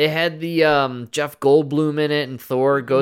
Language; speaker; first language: English; native; English